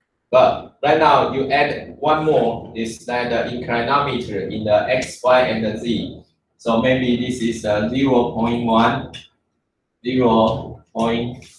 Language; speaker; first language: English; non-native, learner; Chinese